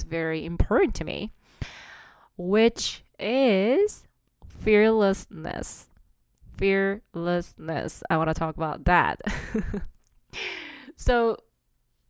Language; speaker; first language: English; non-native, fluent; Korean